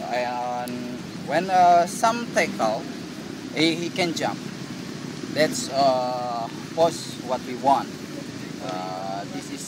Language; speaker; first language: English; non-native, learner; Indonesian